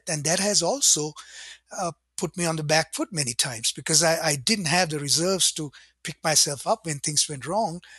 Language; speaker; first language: English; non-native, local second language; Sinhala